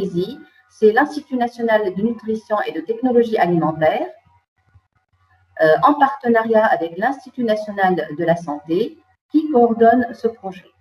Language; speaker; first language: French; non-native, local second language; Arabic